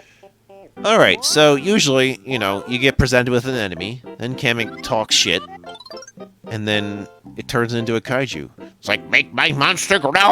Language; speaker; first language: English; native; English